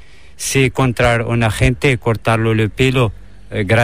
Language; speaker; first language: Spanish; non-native, learner; Arabic